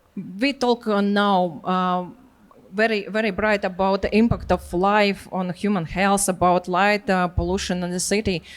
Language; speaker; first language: English; non-native, learner; Latvian